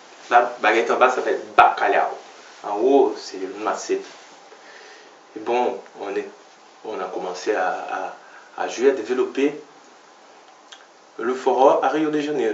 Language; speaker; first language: French; non-native, fluent; Portuguese